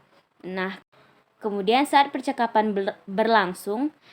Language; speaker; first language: Indonesian; native; Indonesian